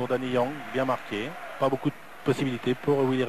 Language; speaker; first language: French; native; French